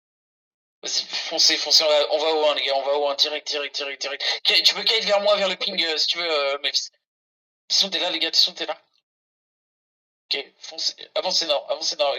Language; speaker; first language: French; native; French